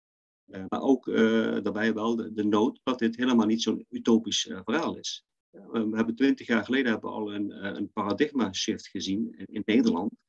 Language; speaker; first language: Dutch; native; Dutch